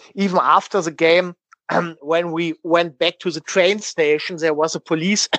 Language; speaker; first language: English; non-native, learner; German